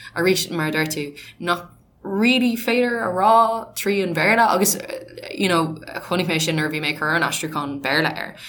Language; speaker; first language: Irish; non-native, local second language; English